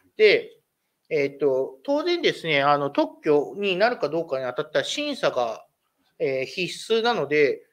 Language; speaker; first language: Japanese; native; Japanese